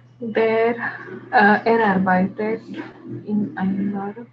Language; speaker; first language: German; non-native, learner; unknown